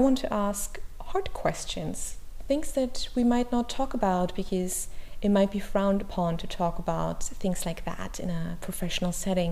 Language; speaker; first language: English; non-native, fluent; German